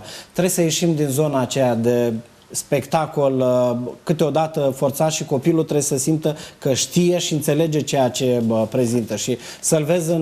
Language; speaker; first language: Romanian; native; Romanian